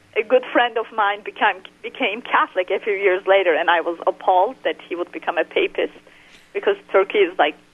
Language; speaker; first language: English; non-native, fluent; Turkish